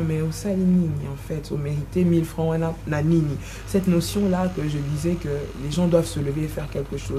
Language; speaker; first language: French; non-native, local second language; Lingala